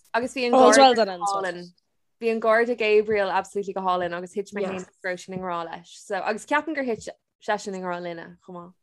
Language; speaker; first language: Irish; non-native, local second language; English